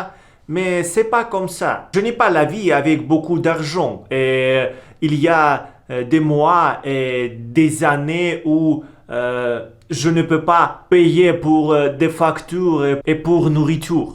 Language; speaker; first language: French; non-native, learner; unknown